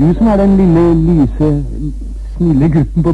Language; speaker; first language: Norwegian; native; Norwegian